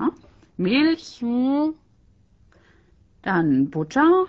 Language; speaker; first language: German; non-native, fluent; Finnish